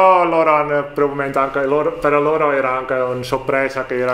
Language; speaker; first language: Italian; non-native, learner; Dutch